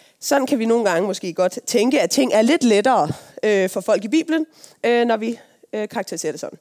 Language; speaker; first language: Danish; native; Danish